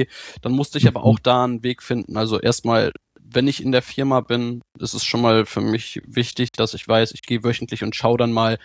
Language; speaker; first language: German; native; German